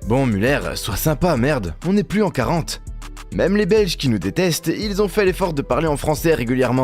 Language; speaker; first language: French; native; French